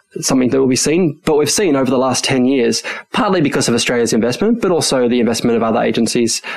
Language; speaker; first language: English; early bilingual, other home language; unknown